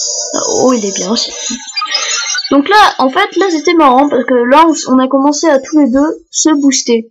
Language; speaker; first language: French; native; French